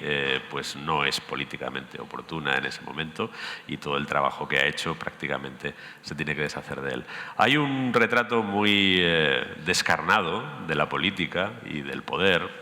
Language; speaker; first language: Spanish; native; Spanish